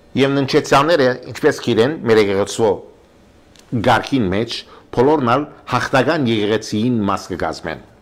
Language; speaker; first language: Armenian; early bilingual, heritage; Armenian